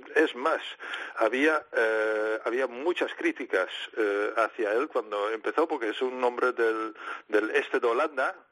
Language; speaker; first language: Spanish; non-native, fluent; Dutch